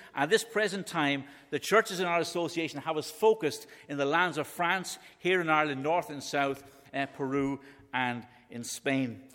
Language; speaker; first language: English; native; English